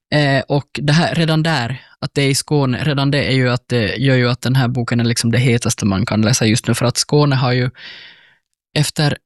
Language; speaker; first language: Swedish; native; Swedish